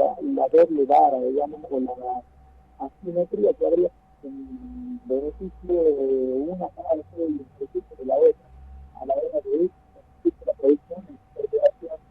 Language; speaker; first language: Spanish; native; Spanish